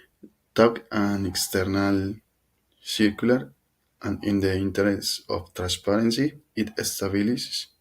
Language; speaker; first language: English; non-native, learner; Spanish